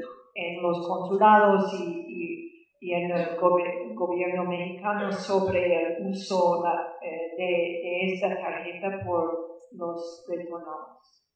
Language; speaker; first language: Spanish; non-native, fluent; English